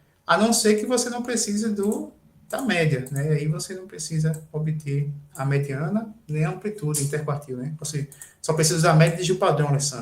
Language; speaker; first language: Portuguese; native; Portuguese